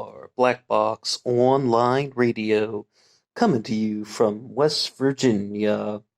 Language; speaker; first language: English; native; English